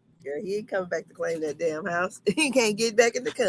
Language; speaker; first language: English; native; English